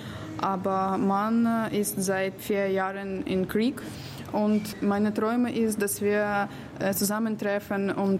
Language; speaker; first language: German; non-native, learner; Ukrainian